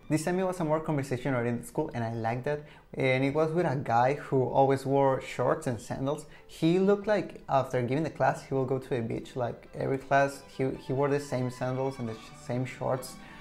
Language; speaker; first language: English; non-native, fluent; Spanish